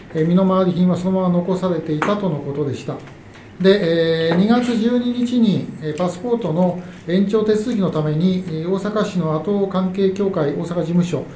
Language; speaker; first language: Japanese; native; Japanese